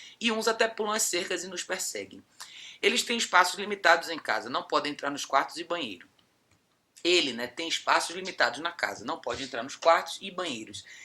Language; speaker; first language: Portuguese; native; Portuguese